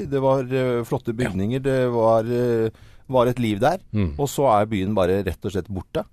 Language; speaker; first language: Norwegian; native; Norwegian